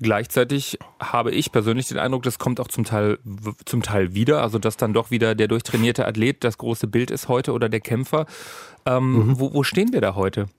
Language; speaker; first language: German; native; German